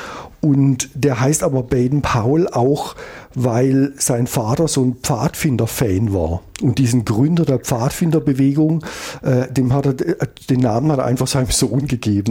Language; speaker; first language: German; native; German